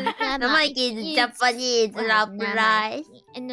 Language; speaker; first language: English; non-native, learner; Japanese